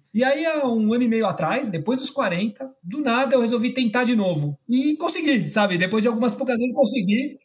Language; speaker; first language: Portuguese; early bilingual, other home language; Spanish